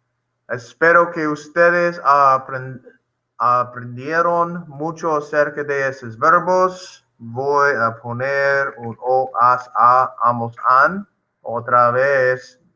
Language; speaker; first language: Spanish; non-native, fluent; English